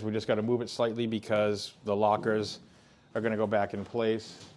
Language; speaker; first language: English; native; English